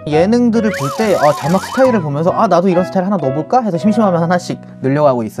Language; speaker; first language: Korean; native; Korean